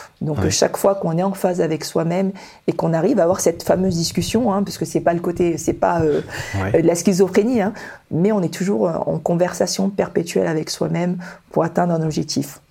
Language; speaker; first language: French; early bilingual, other home language; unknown